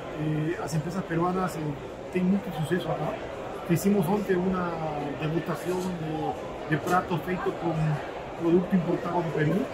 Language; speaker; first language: Portuguese; non-native, fluent; Spanish